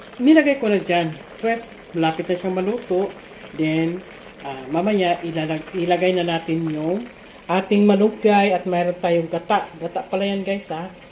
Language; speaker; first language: Filipino; non-native, local second language; Cebuano